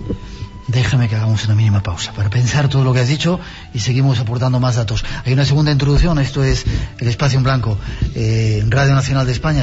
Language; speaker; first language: Spanish; native; Spanish